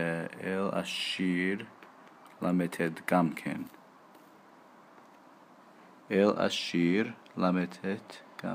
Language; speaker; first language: Hebrew; non-native, learner; English